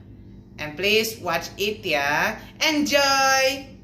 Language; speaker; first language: English; non-native, learner; Indonesian